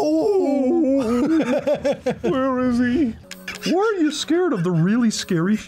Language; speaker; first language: English; native; English